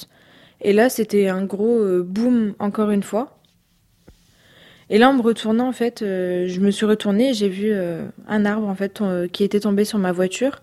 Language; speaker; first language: French; native; French